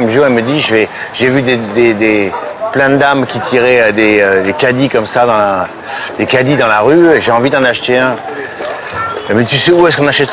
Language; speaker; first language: French; native; French